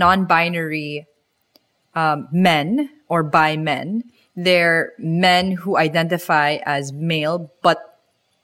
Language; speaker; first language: English; non-native, local second language; Filipino